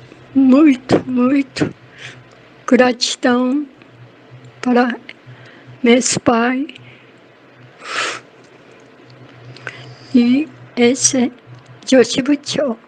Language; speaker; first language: Portuguese; non-native, learner; Japanese